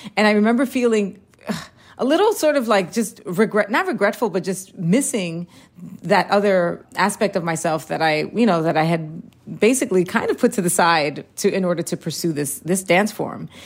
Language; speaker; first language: English; early bilingual, other home language; Spanish